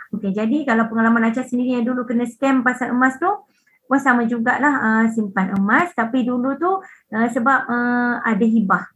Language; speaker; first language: Malay; non-native, local second language; Western Cham